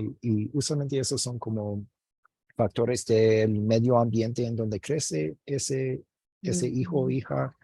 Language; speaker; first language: Spanish; non-native, fluent; English